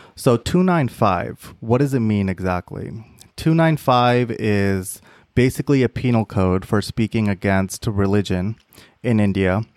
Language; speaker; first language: English; native; English